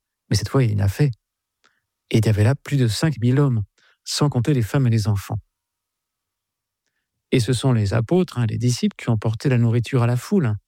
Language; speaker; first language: French; native; French